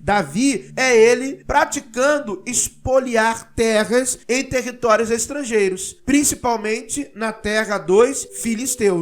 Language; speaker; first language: Portuguese; native; Portuguese